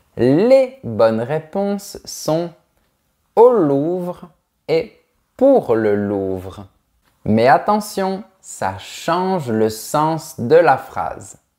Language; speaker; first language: French; native; French